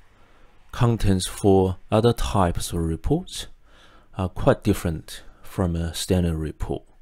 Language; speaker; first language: English; non-native, fluent; Chinese